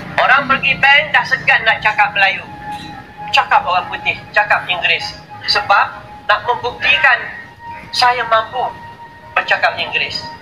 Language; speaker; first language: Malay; native; Malay